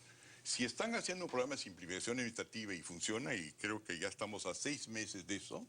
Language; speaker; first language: Spanish; native; Spanish